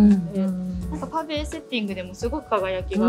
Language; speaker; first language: Japanese; native; Japanese